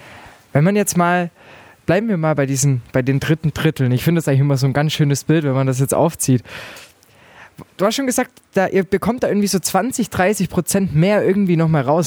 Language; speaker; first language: German; native; German